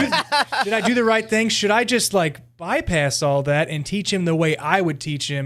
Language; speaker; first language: English; native; English